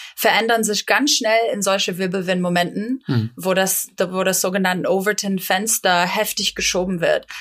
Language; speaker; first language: German; non-native, fluent; English